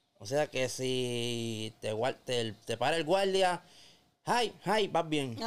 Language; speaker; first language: Spanish; native; Spanish